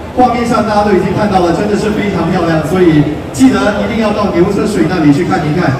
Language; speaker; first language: Chinese; native; Chinese